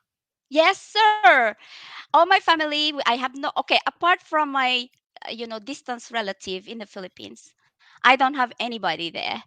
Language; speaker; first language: English; non-native, local second language; Filipino